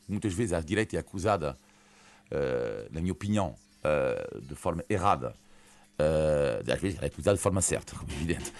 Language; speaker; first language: Portuguese; non-native, fluent; French